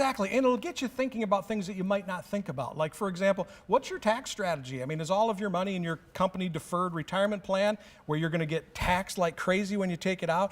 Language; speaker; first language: English; native; English